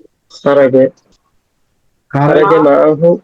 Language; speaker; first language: Arabic; non-native, learner; Tamil